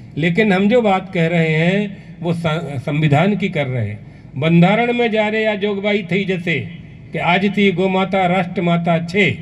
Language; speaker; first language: Hindi; native; Hindi